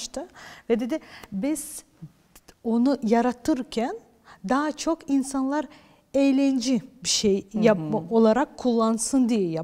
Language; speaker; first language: Turkish; non-native, fluent; Ukrainian